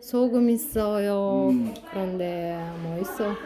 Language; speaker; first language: Korean; non-native, learner; Kazakh